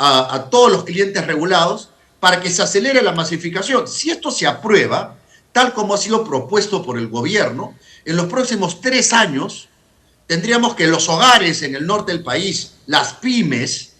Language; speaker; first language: Spanish; native; Spanish